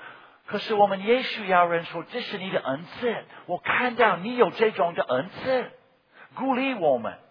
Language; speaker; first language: Chinese; non-native, fluent; English